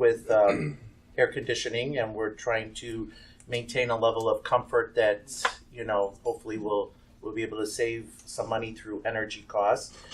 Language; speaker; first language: English; native; English